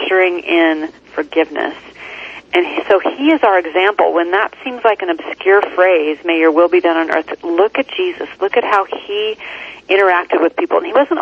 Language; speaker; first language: English; native; English